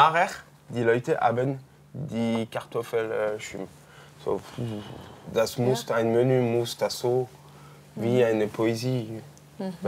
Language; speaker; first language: German; non-native, learner; French